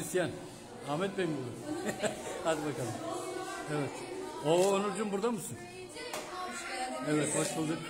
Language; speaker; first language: Turkish; native; Turkish